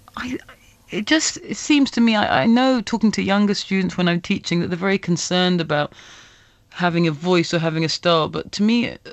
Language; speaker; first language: English; native; English